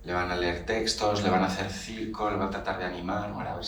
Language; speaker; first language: Spanish; native; Spanish